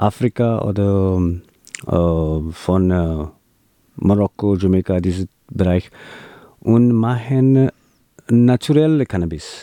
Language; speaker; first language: German; non-native, learner; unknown